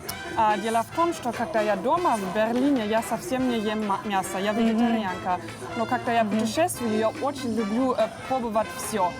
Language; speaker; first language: Russian; non-native, learner; German